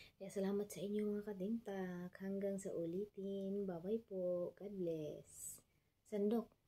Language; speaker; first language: Filipino; non-native, local second language; Cebuano